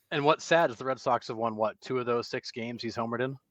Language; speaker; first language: English; native; English